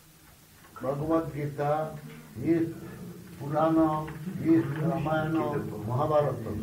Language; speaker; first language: Russian; non-native, learner; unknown